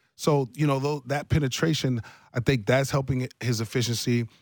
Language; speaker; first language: English; native; English